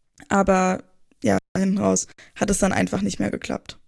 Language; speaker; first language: German; native; German